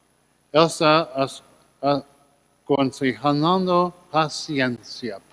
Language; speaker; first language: Spanish; non-native, learner; English